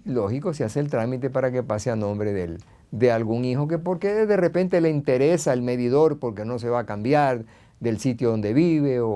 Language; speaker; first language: Spanish; native; Spanish